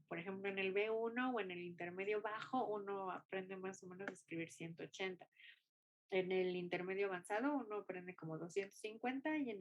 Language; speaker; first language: Spanish; non-native, fluent; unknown